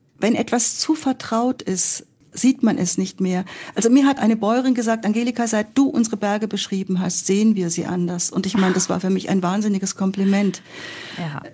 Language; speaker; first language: German; native; German